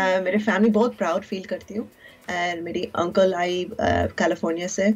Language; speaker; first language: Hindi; early bilingual, heritage; Urdu